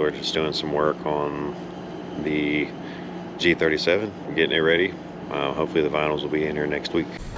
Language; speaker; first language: English; native; English